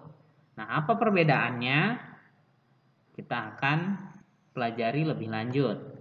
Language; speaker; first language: Indonesian; native; Indonesian